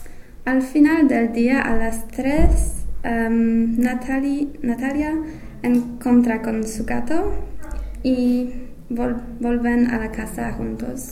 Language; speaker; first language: Spanish; non-native, learner; English